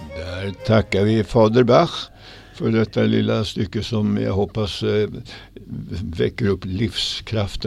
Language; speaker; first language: Swedish; native; Swedish